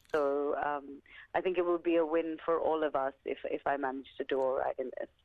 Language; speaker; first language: English; early bilingual, other home language; Punjabi